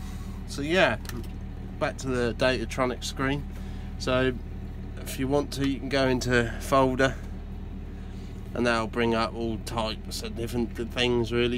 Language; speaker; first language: English; native; English